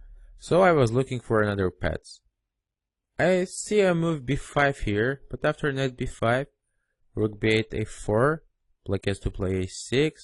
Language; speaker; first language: English; non-native, fluent; Russian